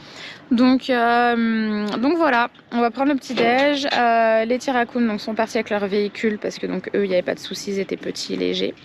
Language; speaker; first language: French; native; French